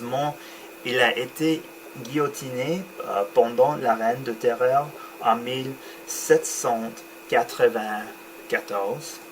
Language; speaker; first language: French; non-native, learner; English